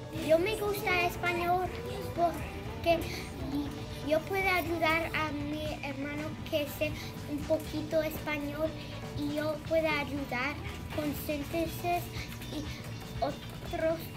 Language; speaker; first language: Spanish; non-native, learner; English